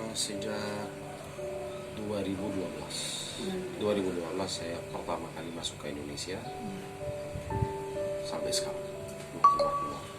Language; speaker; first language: Indonesian; non-native, fluent; Arabic